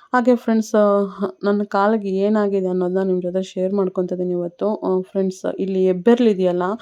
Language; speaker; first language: Kannada; non-native, local second language; Tamil